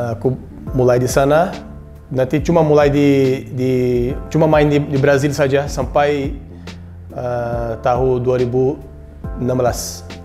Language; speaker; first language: Indonesian; non-native, learner; Portuguese